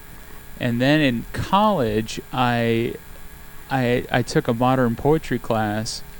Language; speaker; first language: English; native; English